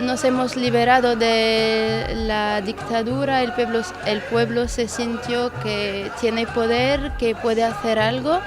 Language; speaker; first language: Spanish; non-native, fluent; Arabic